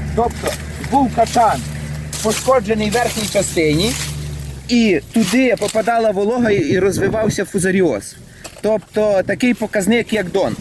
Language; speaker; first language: Ukrainian; native; Ukrainian